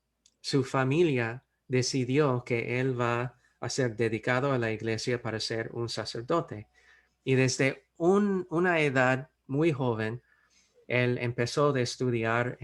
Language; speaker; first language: Spanish; non-native, fluent; English